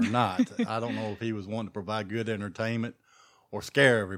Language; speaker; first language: English; native; English